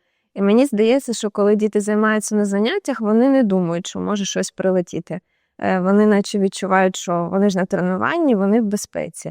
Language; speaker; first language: Ukrainian; native; Ukrainian